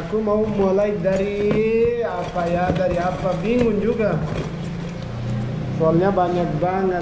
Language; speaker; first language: Indonesian; non-native, learner; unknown